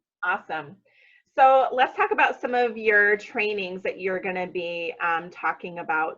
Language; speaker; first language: English; native; English